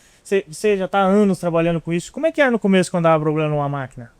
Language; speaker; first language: Portuguese; native; Portuguese